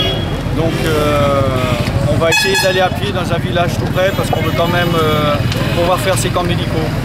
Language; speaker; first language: French; native; French